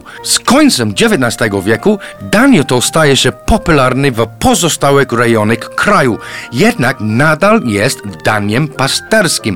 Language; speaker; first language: Polish; non-native, fluent; English